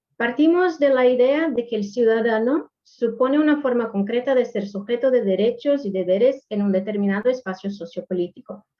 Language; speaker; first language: Spanish; non-native, fluent; Portuguese